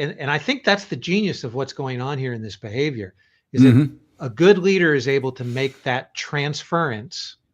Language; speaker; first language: English; native; English